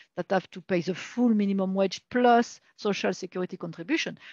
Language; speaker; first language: English; non-native, fluent; French